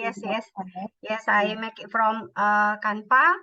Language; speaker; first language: English; non-native, learner; Indonesian